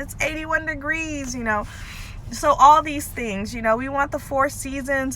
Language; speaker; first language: English; native; English